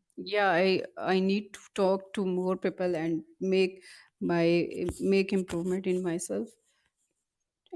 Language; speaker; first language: English; non-native, learner; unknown